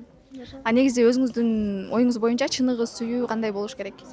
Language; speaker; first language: Kyrgyz; native; Kyrgyz